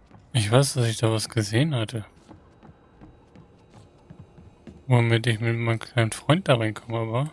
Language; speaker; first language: German; native; German